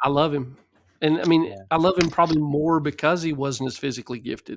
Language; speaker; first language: English; native; English